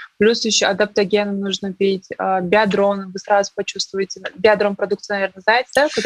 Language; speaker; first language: Russian; non-native, local second language; Uzbek